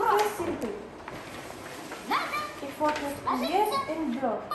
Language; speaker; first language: French; non-native, fluent; Russian